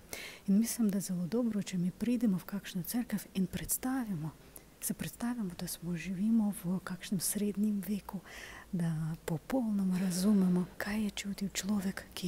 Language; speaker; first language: Slovenian; non-native, learner; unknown